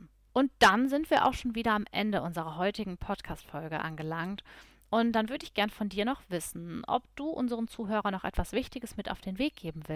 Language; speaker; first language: German; native; German